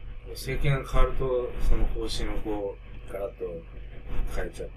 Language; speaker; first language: Japanese; native; Japanese